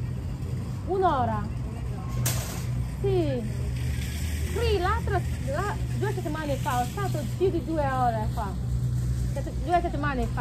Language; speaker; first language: Italian; non-native, learner; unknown